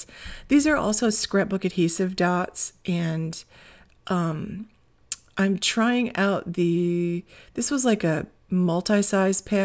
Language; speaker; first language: English; native; English